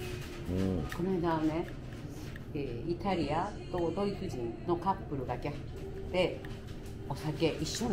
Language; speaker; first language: Japanese; native; Japanese